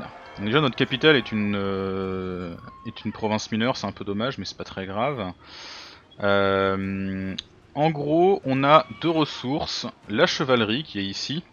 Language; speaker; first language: French; native; French